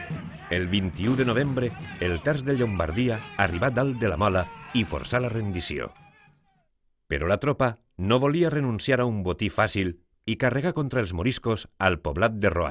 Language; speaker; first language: Catalan; native; Catalan